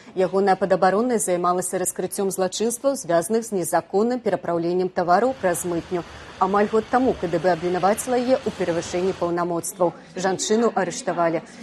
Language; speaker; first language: Belarusian; native; Belarusian